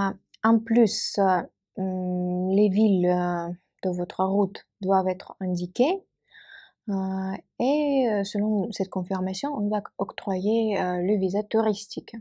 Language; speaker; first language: French; non-native, fluent; Russian